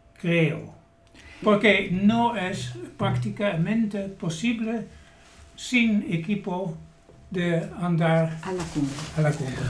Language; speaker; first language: Spanish; non-native, learner; Dutch